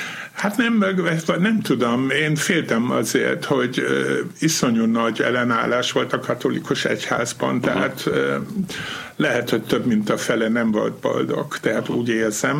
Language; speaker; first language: Hungarian; non-native, fluent; Dutch